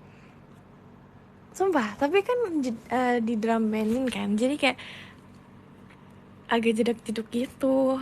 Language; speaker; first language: Indonesian; native; Indonesian